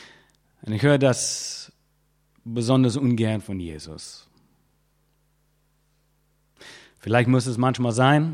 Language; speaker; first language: German; non-native, fluent; English